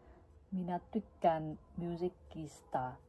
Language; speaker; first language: Finnish; non-native, learner; Vietnamese